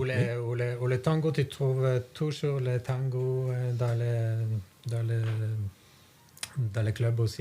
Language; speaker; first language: French; non-native, fluent; Norwegian